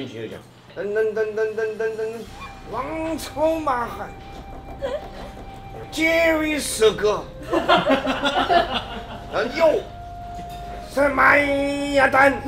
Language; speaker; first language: Chinese; native; Chinese